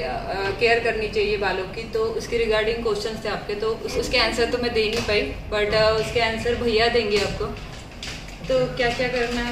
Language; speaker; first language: Hindi; native; Hindi